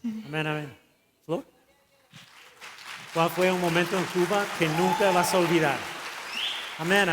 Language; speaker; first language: Spanish; non-native, fluent; English